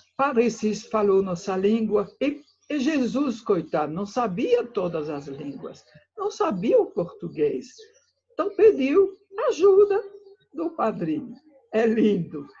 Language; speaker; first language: Portuguese; non-native, fluent; French